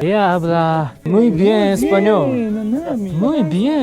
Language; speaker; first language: Spanish; non-native, learner; Japanese